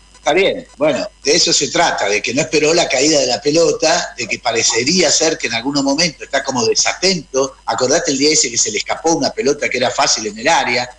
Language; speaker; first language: Spanish; native; Spanish